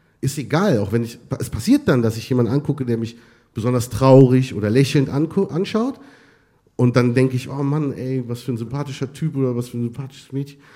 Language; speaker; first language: German; early bilingual, other home language; Arabic